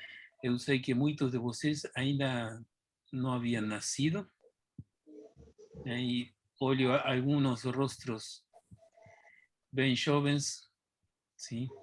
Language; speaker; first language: Portuguese; non-native, fluent; Spanish